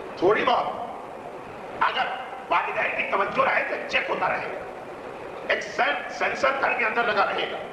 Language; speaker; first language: Urdu; native; Urdu